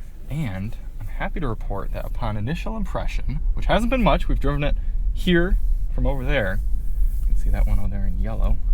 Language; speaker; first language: English; native; English